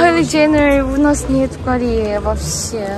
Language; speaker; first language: Russian; non-native, learner; Korean